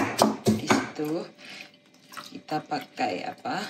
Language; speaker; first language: Indonesian; non-native, fluent; Thai